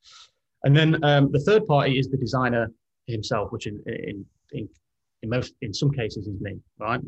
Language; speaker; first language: English; native; English